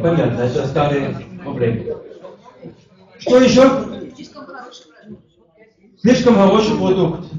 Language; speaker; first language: Russian; non-native, learner; German